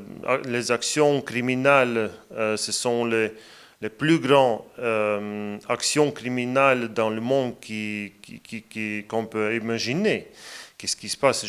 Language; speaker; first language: French; non-native, fluent; Latvian